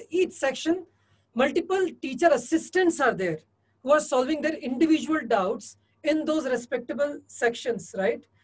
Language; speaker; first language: English; non-native, local second language; Hindi